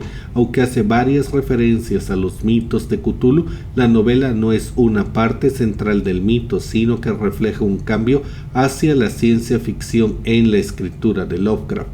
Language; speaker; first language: Spanish; native; Spanish